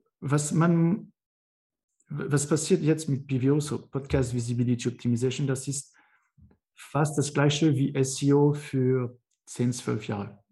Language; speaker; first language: German; non-native, learner; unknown